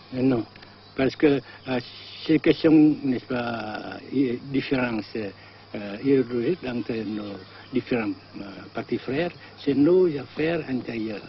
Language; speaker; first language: French; non-native, fluent; Vietnamese